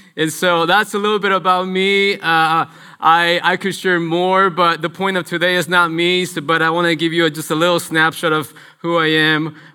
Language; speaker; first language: English; early bilingual, other home language; Spanish